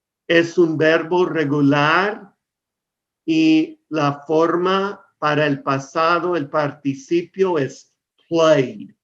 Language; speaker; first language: Spanish; non-native, fluent; English